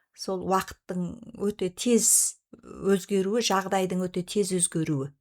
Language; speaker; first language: Kazakh; native; Kazakh